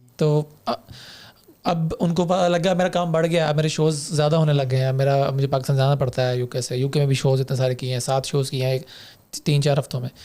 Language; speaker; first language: Urdu; native; Urdu